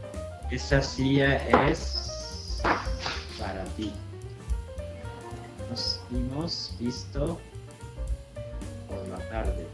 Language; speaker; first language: Spanish; non-native, learner; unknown